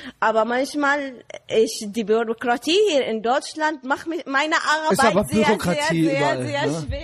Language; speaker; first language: German; non-native, learner; Arabic